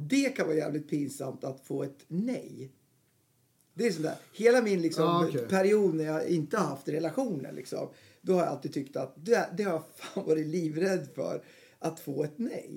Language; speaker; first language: Swedish; native; Swedish